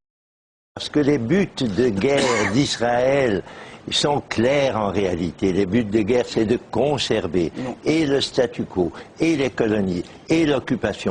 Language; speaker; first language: French; native; French